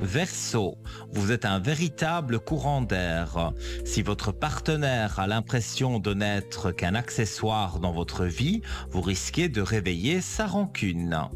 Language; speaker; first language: French; native; French